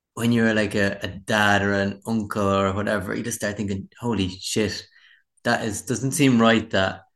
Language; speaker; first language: English; native; English